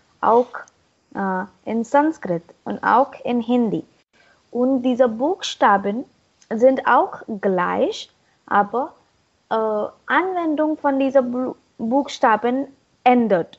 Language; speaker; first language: German; non-native, learner; Marathi